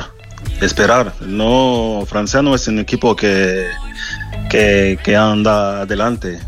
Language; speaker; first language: Spanish; non-native, fluent; French